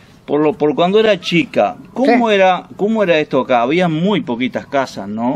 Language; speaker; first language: Spanish; native; Spanish